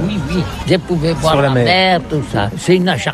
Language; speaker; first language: French; non-native, learner; Catalan